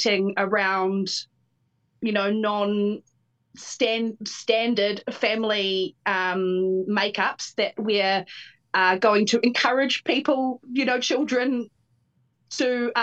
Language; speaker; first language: English; native; English